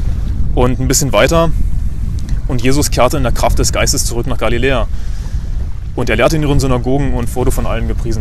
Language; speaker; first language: German; native; German